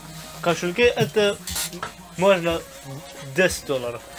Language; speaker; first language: Russian; non-native, learner; Turkish